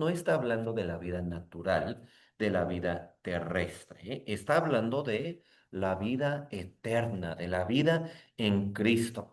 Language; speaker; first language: Spanish; native; Spanish